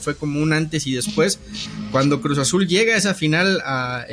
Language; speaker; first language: Spanish; native; Spanish